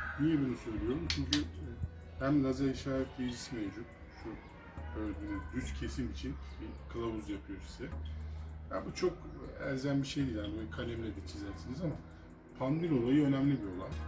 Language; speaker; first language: Turkish; native; Turkish